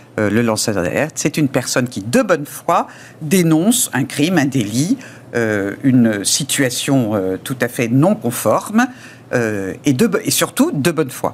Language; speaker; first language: French; native; French